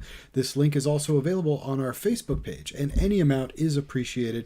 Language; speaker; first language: English; native; English